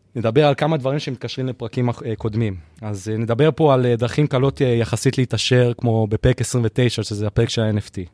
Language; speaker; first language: Hebrew; native; Hebrew